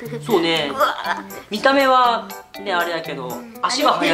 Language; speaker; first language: Japanese; native; Japanese